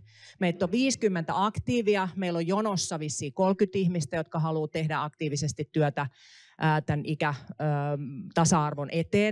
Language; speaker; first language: Finnish; native; Finnish